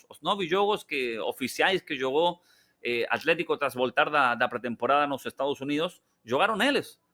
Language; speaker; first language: Portuguese; non-native, learner; Spanish